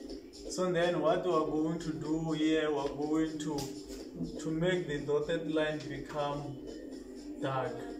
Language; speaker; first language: English; non-native, local second language; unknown